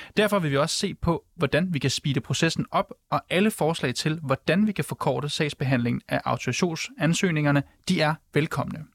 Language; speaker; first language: Danish; native; Danish